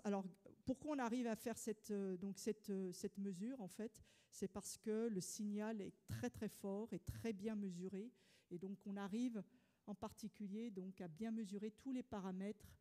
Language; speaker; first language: French; native; French